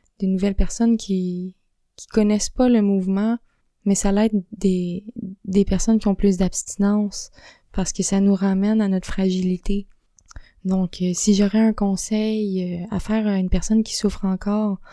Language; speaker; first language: French; native; French